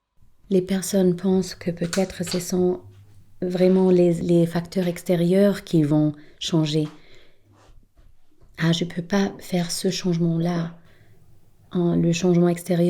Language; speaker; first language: French; non-native, fluent; German